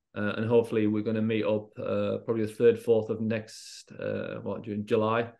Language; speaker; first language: English; native; English